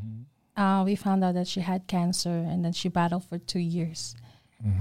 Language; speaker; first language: English; non-native, local second language; Filipino